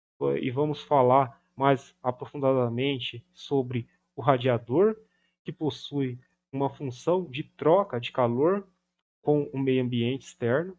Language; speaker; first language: Portuguese; native; Portuguese